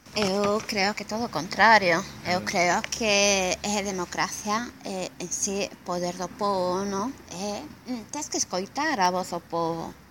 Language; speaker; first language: Galician; non-native, local second language; Spanish